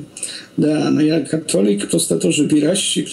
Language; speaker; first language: Russian; non-native, learner; Polish